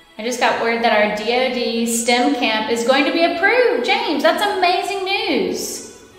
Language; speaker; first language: English; native; English